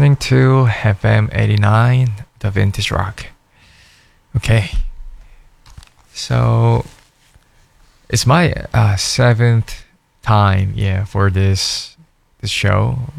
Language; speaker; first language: English; non-native, learner; Korean